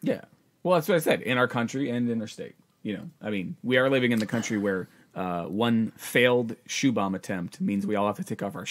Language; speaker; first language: English; native; English